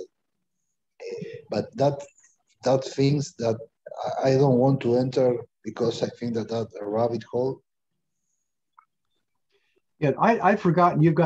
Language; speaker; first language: English; non-native, fluent; Spanish